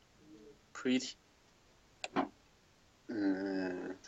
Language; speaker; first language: English; non-native, learner; Chinese